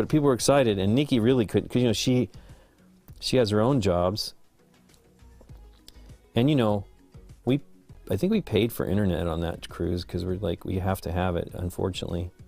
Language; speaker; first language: English; native; English